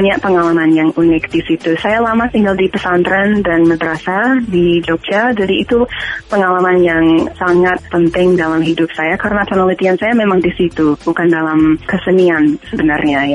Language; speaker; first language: Indonesian; non-native, fluent; English